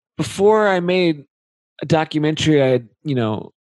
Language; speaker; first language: English; native; English